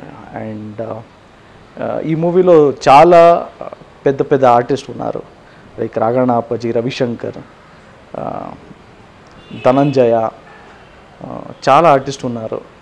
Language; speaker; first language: Telugu; non-native, learner; Kannada